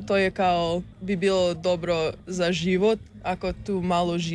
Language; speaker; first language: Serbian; early bilingual, heritage; English